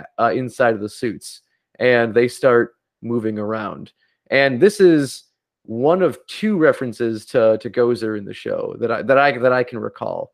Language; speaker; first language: English; native; English